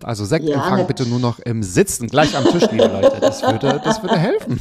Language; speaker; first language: German; native; German